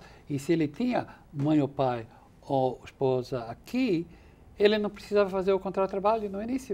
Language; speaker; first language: Portuguese; non-native, fluent; English